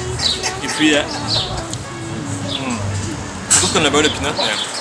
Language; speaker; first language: French; native; French